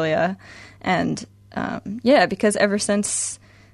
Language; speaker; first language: English; native; English